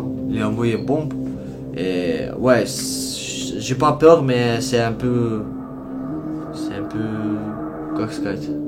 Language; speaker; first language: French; non-native, learner; Ukrainian